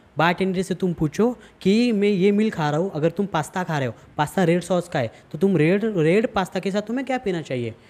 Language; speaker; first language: Hindi; non-native, local second language; Marathi